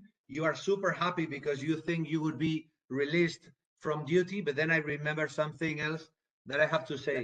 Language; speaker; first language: English; non-native, fluent; Spanish